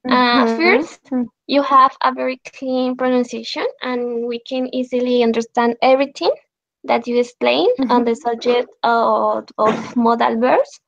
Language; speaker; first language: English; non-native, learner; Spanish